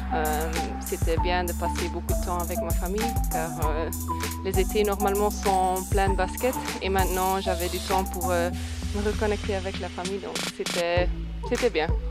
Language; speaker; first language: French; non-native, local second language; Dutch